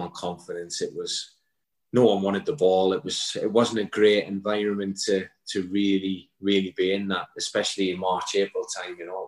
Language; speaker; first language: English; native; English